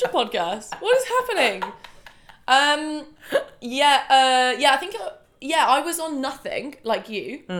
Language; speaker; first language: English; native; English